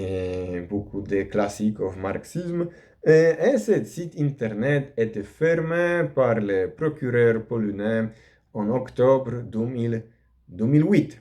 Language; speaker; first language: French; non-native, learner; Polish